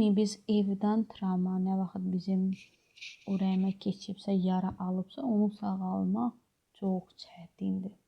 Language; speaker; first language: Azerbaijani; non-native, fluent; Urdu